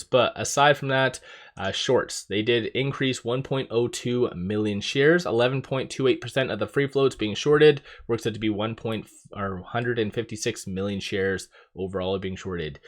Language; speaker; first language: English; native; English